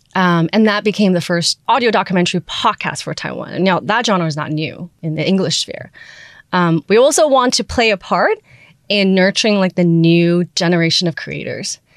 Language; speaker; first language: English; early bilingual, other home language; Chinese